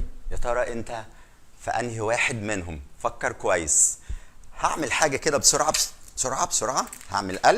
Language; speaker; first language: Arabic; native; Arabic